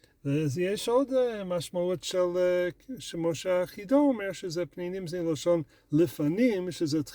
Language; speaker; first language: Hebrew; non-native, fluent; English